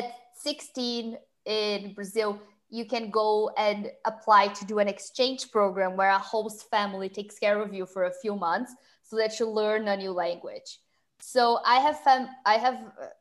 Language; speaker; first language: English; non-native, fluent; Portuguese